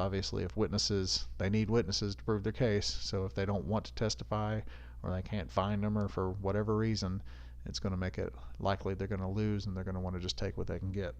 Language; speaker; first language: English; native; English